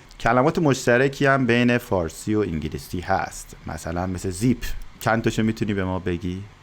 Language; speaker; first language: Persian; native; Persian